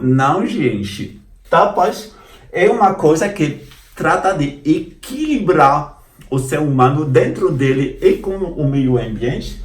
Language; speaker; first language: Portuguese; non-native, fluent; French